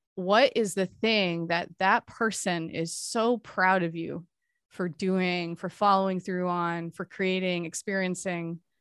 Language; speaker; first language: English; native; English